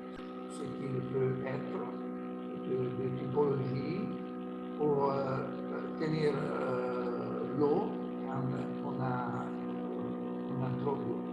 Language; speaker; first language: French; non-native, learner; Italian